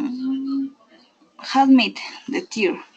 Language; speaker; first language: English; non-native, learner; Spanish